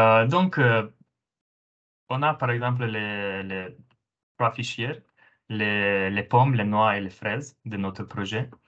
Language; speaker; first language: French; non-native, fluent; Romanian